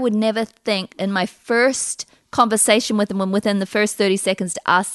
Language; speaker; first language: English; native; English